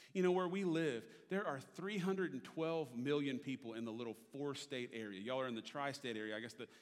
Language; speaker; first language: English; native; English